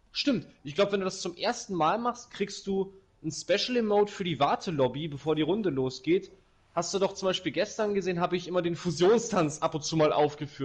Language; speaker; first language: German; native; German